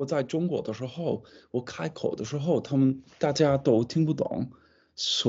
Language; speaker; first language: Chinese; non-native, fluent; English